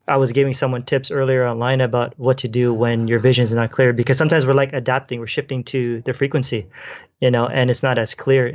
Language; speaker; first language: English; native; English